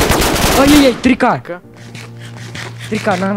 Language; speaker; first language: Russian; native; Russian